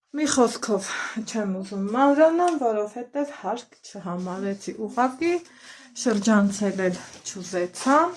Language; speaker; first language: Armenian; native; Armenian